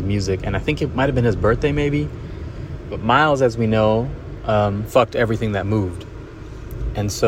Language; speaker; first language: English; non-native, local second language; Hindi